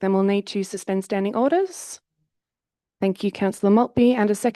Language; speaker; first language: English; native; English